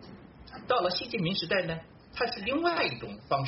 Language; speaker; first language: Chinese; native; Chinese